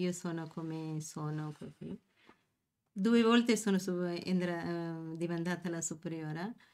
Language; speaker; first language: Italian; non-native, learner; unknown